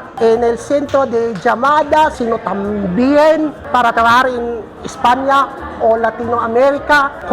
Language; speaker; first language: Spanish; non-native, fluent; Filipino